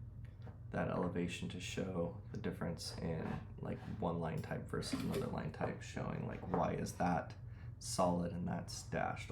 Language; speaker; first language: English; native; English